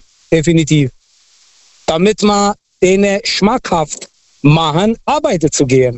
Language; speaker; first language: German; non-native, fluent; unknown